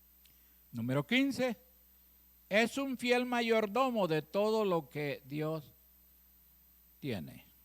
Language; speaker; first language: Spanish; native; Spanish